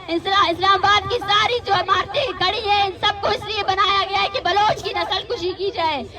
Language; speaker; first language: Urdu; non-native, local second language; Baluchi